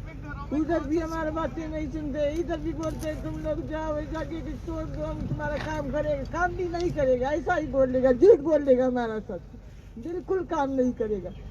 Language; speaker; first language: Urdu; non-native, local second language; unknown